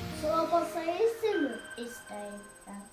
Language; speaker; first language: Turkish; early bilingual, heritage; German